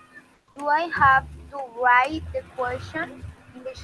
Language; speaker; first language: English; non-native, learner; Spanish